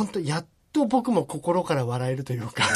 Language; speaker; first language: Japanese; native; Japanese